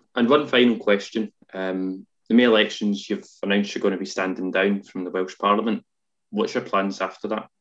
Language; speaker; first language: English; native; English